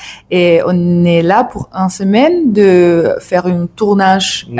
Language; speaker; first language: French; non-native, learner; English